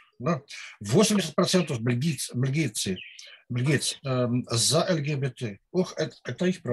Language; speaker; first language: Russian; non-native, learner; Dutch